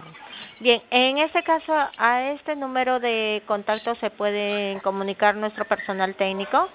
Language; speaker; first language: Spanish; native; Spanish